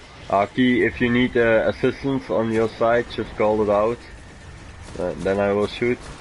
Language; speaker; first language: English; non-native, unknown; Dutch